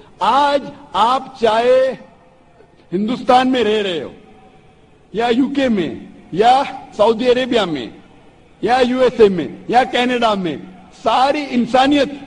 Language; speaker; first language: Hindi; non-native, local second language; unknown